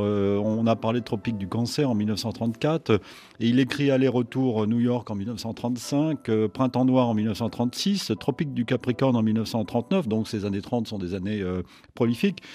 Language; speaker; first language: French; native; French